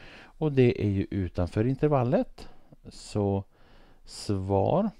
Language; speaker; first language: Swedish; native; Swedish